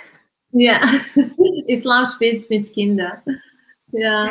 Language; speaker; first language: German; non-native, learner; Russian